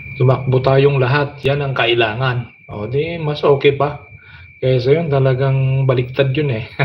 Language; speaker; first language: Filipino; non-native, local second language; Iloko